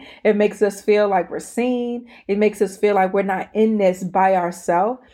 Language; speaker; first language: English; native; English